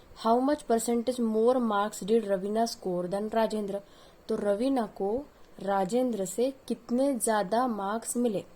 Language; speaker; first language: Hindi; non-native, local second language; Marathi